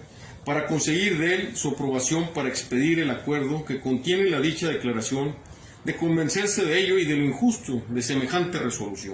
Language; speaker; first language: Spanish; native; Spanish